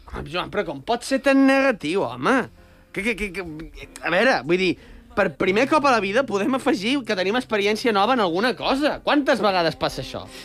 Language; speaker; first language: Catalan; native; Catalan